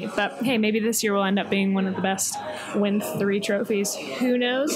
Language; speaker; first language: English; native; English